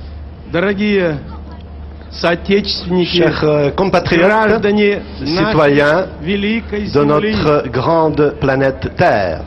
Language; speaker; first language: French; non-native, fluent; Russian